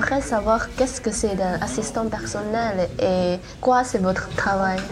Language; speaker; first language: French; non-native, learner; Chinese